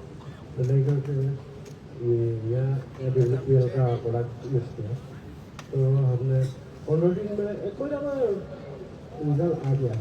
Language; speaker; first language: Hindi; non-native, local second language; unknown